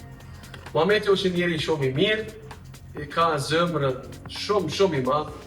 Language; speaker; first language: Albanian; early bilingual, heritage; Albanian